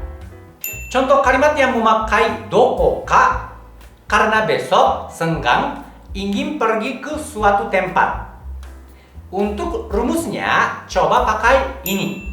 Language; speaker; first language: Indonesian; non-native, fluent; Japanese